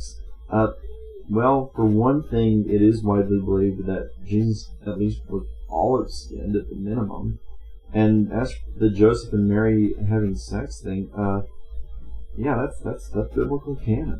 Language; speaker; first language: English; native; English